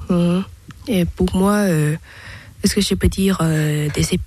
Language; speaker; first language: French; non-native, learner; Thai